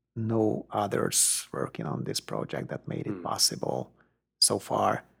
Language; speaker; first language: English; non-native, fluent; Hungarian